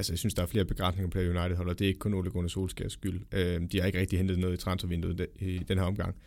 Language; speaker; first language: Danish; native; Danish